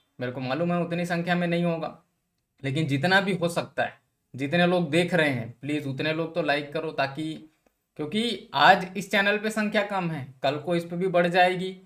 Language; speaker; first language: Hindi; native; Hindi